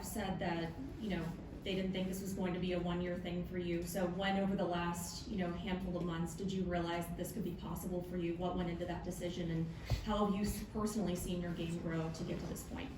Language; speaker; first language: English; native; English